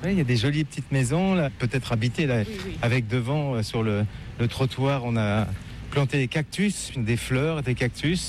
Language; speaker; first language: French; native; French